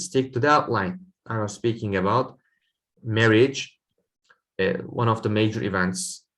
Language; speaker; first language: English; non-native, fluent; Turkish